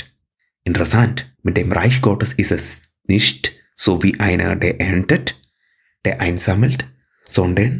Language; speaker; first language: German; non-native, fluent; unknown